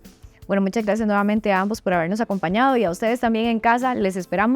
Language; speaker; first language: Spanish; native; Spanish